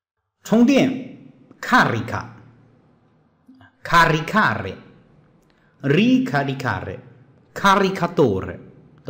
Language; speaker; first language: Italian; non-native, fluent; Chinese